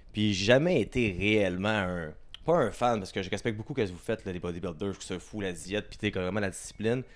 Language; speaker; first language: French; native; French